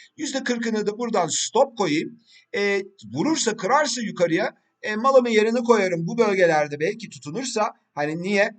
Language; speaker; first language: Turkish; early bilingual, heritage; Turkish